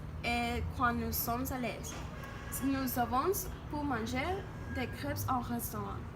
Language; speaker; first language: French; non-native, learner; Spanish